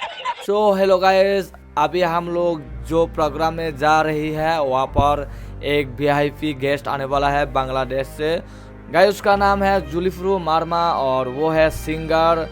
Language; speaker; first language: Hindi; non-native, local second language; Chakma